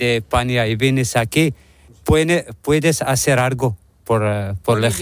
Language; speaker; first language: Spanish; non-native, learner; Arabic